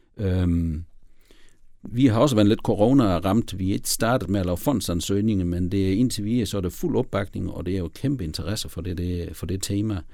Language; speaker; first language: Danish; native; Danish